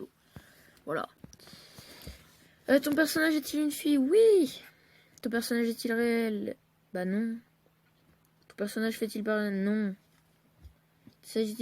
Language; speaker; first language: French; native; French